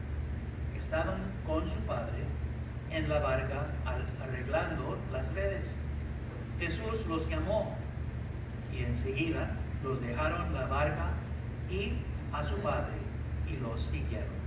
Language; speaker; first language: Spanish; early bilingual, heritage; English